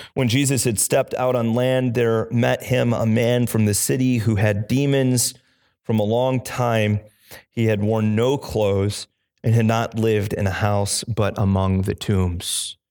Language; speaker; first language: English; native; English